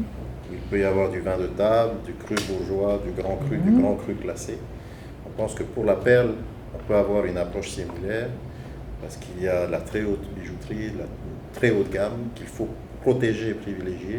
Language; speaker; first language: French; native; French